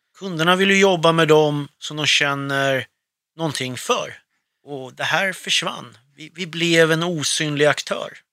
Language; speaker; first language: Swedish; early bilingual, other home language; Arabic